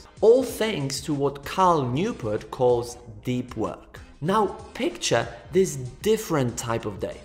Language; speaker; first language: English; non-native, fluent; Polish